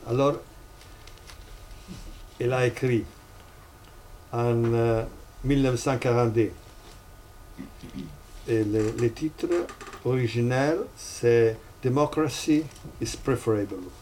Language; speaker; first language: French; non-native, fluent; Italian